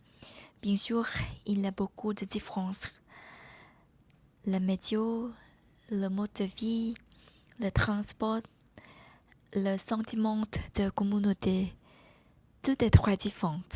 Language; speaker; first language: French; non-native, learner; Vietnamese